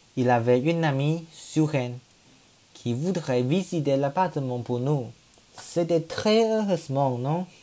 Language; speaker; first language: French; non-native, learner; Chinese